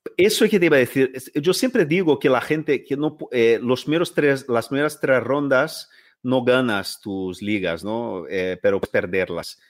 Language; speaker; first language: Spanish; non-native, fluent; Portuguese